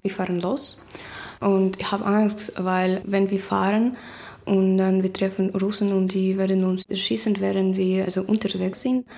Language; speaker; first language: German; non-native, learner; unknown